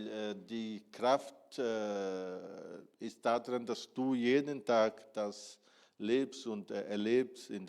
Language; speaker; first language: German; non-native, fluent; Portuguese